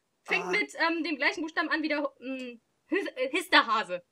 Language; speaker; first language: German; native; German